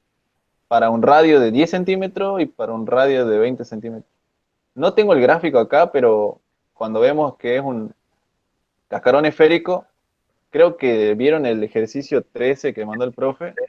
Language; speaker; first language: Spanish; native; Spanish